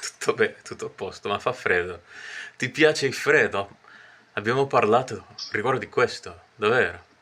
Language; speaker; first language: Italian; non-native, fluent; Portuguese